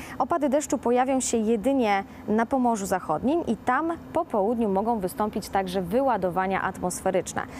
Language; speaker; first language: Polish; native; Polish